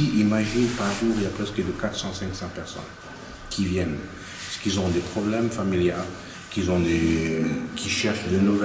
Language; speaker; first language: French; non-native, fluent; Arabic